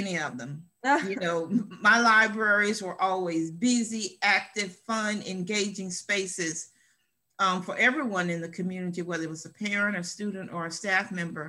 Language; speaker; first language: English; native; English